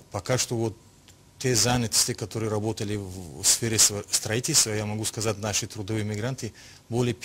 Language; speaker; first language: Russian; non-native, local second language; Tajik